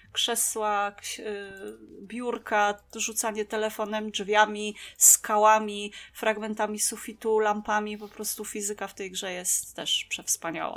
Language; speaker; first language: Polish; native; Polish